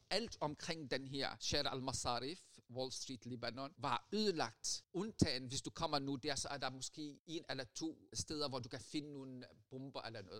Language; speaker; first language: Danish; non-native, fluent; Arabic